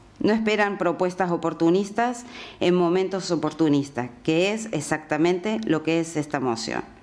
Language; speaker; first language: Spanish; native; Spanish